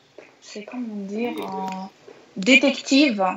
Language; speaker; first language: French; non-native, learner; Russian